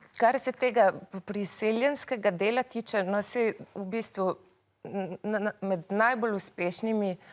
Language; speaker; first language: Slovenian; early bilingual, other home language; Bosnian